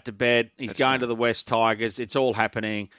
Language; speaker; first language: English; native; English